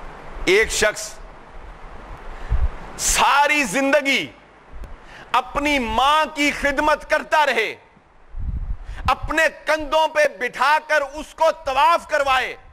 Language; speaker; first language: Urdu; non-native, local second language; Punjabi